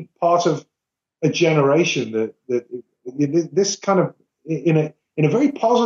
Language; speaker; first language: English; native; English